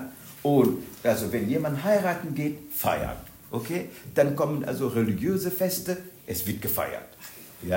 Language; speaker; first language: German; non-native, fluent; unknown